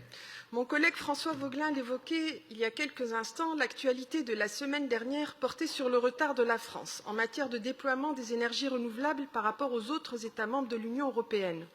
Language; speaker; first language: French; native; French